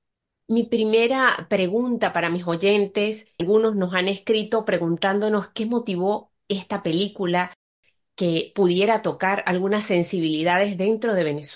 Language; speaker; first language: Spanish; native; Spanish